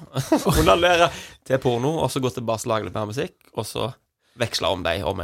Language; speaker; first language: Norwegian; native; Norwegian